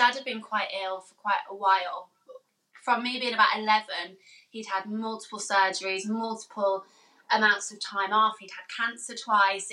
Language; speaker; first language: English; native; English